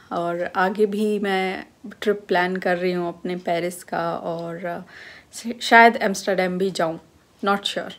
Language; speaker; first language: Hindi; native; Hindi